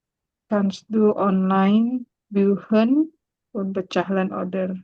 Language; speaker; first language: German; non-native, learner; Indonesian